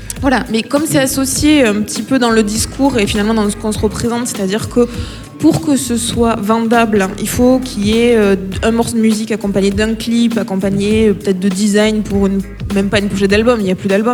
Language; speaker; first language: French; native; French